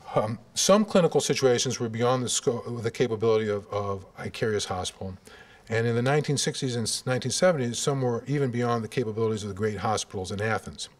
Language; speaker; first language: English; native; English